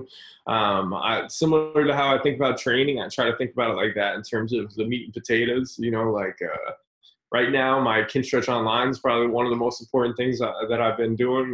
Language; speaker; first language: English; native; English